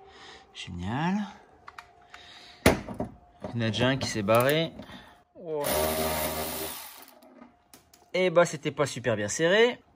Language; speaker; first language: French; native; French